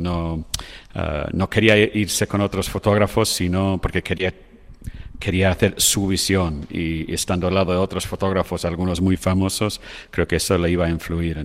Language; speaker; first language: Spanish; non-native, fluent; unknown